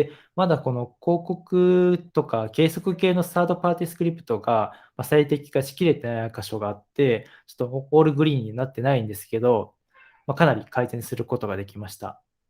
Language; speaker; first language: Japanese; native; Japanese